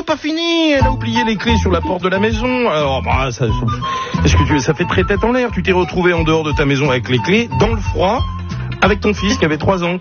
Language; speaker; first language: French; native; French